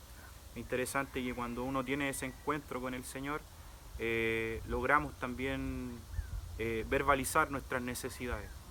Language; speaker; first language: Spanish; native; Spanish